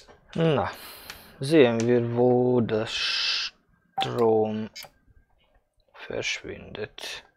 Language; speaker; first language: German; non-native, fluent; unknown